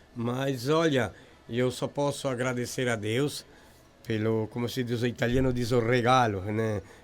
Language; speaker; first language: Portuguese; native; Portuguese